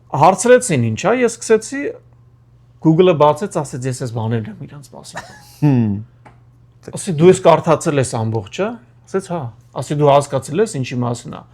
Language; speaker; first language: Armenian; native; Armenian